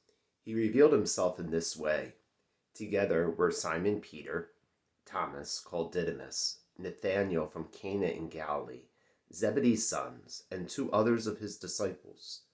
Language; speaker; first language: English; native; English